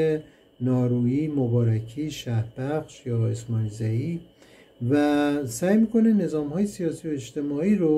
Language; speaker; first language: Persian; native; Persian